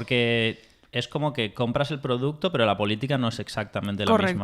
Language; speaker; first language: Spanish; native; Spanish